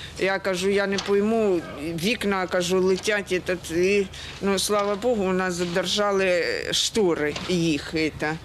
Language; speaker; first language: Ukrainian; native; Ukrainian